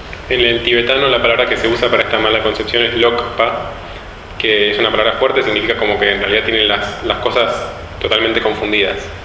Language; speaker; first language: Spanish; native; Spanish